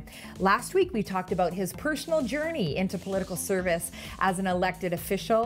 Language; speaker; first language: English; native; English